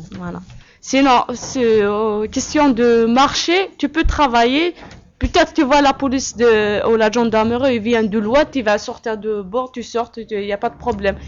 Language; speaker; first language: French; non-native, local second language; Kabyle